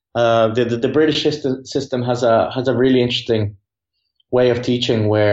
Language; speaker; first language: English; non-native, fluent; Spanish